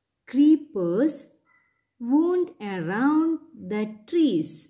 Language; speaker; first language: English; non-native, local second language; Malayalam